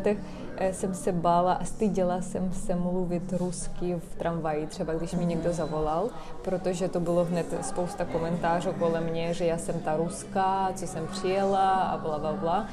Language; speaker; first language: Czech; non-native, fluent; Russian